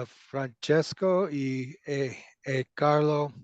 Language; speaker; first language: Italian; non-native, learner; English